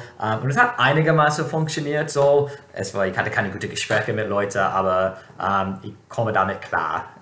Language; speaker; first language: German; non-native, fluent; English